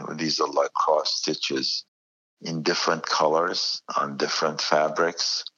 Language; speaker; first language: English; non-native, fluent; Arabic